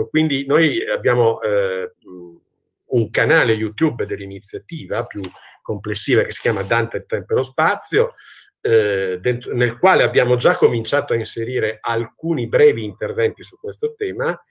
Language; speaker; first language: Italian; native; Italian